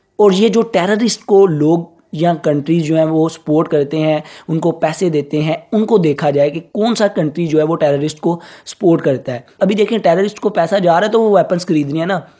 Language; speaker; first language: Urdu; native; Urdu